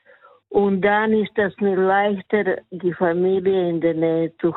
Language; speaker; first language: German; non-native, learner; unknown